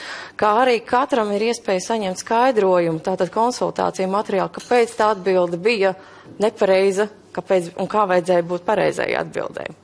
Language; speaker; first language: Latvian; native; Latvian